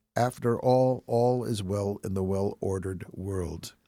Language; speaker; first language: English; native; English